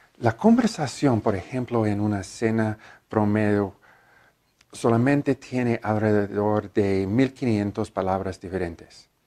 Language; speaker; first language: Spanish; non-native, learner; English